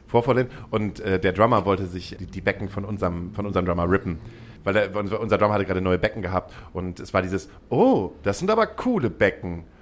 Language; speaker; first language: German; native; German